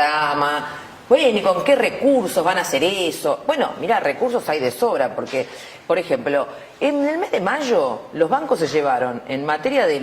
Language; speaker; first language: Spanish; native; Spanish